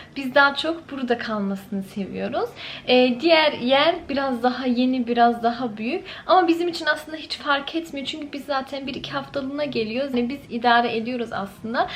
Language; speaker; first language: Turkish; early bilingual, heritage; Turkish